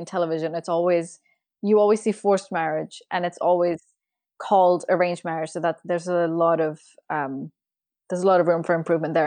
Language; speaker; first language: English; non-native, local second language; Urdu